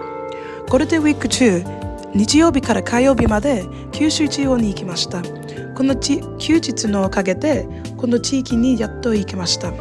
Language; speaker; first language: Japanese; non-native, learner; English